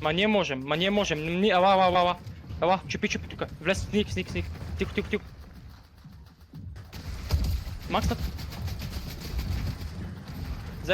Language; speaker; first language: Bulgarian; native; Bulgarian